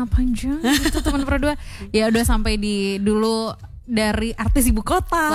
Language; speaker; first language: Indonesian; native; Indonesian